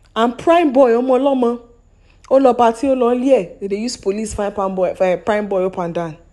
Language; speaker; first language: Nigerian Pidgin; non-native, local second language; Yoruba